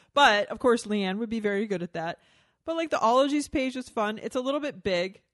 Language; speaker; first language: English; native; English